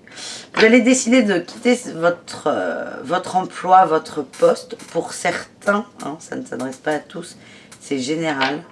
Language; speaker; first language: French; native; French